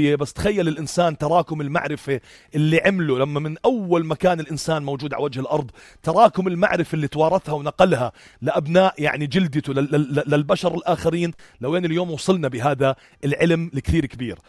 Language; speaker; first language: Arabic; native; Arabic